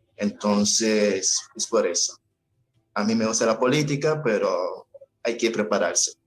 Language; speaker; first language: Spanish; early bilingual, other home language; Haitian Creole